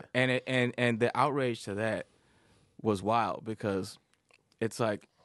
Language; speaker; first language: English; native; English